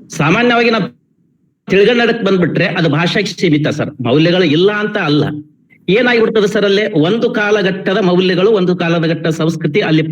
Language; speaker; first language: Kannada; native; Kannada